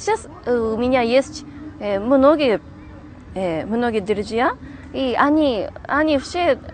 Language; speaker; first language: Russian; non-native, learner; Japanese